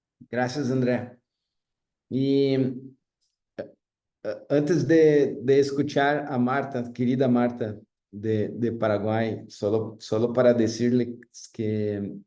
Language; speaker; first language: Spanish; non-native, fluent; Portuguese